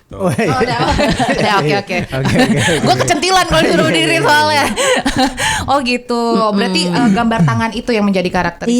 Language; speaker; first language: Indonesian; native; Indonesian